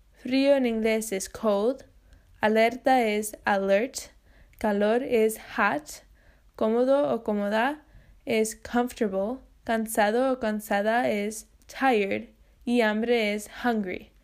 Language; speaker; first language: Spanish; non-native, fluent; English